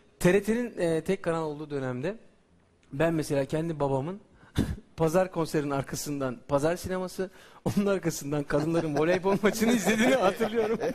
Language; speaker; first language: Turkish; native; Turkish